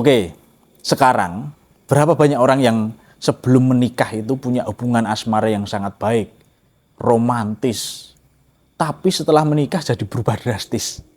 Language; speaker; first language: Indonesian; native; Indonesian